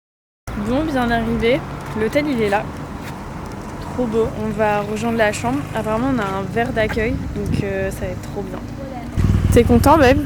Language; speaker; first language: French; native; French